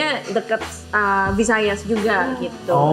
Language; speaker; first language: Indonesian; non-native, learner; Filipino